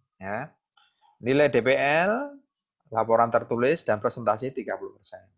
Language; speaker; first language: Indonesian; non-native, local second language; Javanese